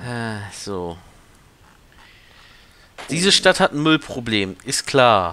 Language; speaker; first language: German; native; German